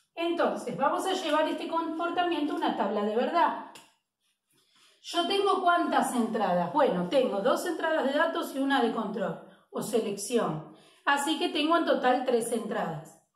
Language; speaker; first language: Spanish; native; Spanish